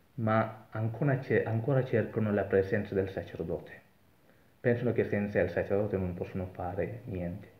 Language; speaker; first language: Italian; non-native, fluent; Sinhala